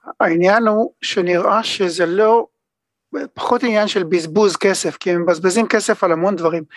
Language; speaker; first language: Hebrew; native; Hebrew